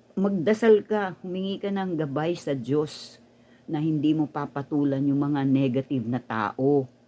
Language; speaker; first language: Filipino; native; Filipino